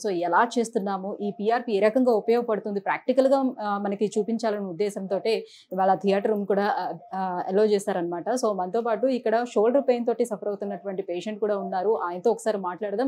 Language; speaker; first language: Telugu; native; Telugu